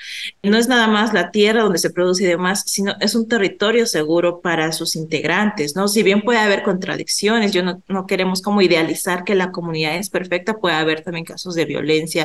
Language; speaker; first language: Spanish; native; Spanish